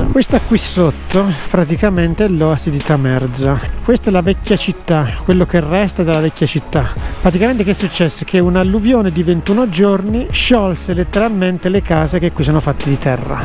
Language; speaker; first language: Italian; native; Italian